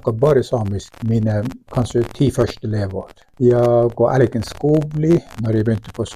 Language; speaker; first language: Norwegian; non-native, local second language; Northern Sami